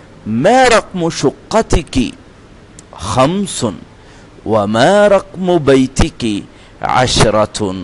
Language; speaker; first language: Arabic; non-native, fluent; Urdu